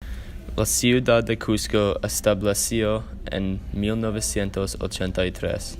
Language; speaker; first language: Spanish; non-native, learner; English